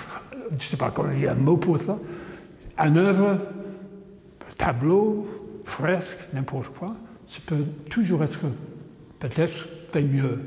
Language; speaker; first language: French; non-native, fluent; English